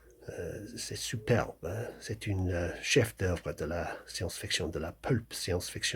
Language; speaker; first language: French; non-native, fluent; English